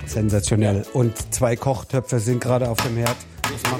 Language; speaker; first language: German; native; German